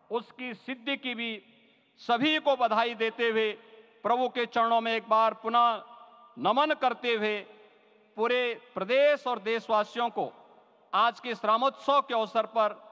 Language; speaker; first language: Hindi; native; Hindi